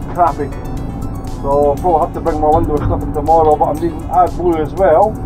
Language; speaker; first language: English; native; English